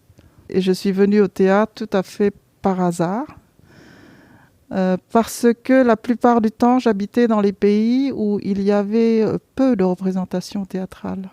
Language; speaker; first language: French; non-native, fluent; Vietnamese